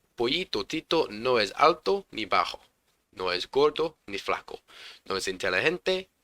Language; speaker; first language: Spanish; non-native, learner; English